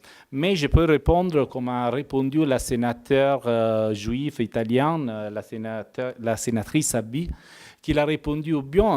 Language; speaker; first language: French; non-native, fluent; Italian